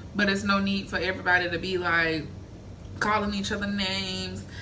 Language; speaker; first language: English; native; English